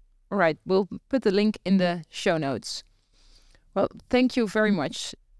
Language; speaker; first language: English; non-native, fluent; Dutch